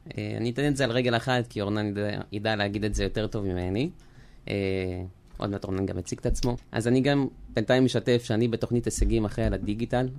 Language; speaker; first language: Hebrew; early bilingual, other home language; French